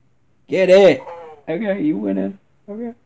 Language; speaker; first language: English; native; English